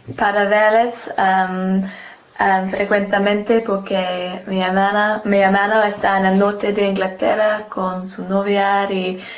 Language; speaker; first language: Spanish; non-native, learner; English